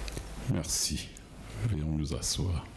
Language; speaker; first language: French; non-native, local second language; Ghomala